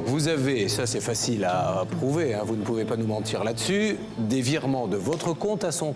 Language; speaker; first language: French; native; French